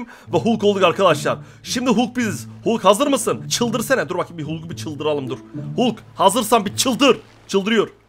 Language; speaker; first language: Turkish; native; Turkish